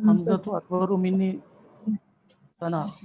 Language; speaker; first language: Arabic; non-native, learner; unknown